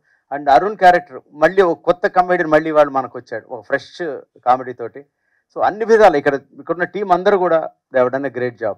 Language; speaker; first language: Telugu; native; Telugu